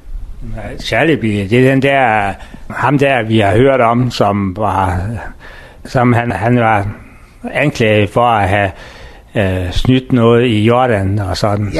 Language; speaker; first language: Danish; non-native, learner; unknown